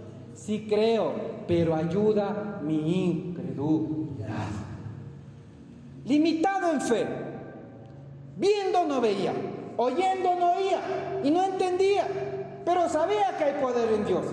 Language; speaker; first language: Spanish; native; Spanish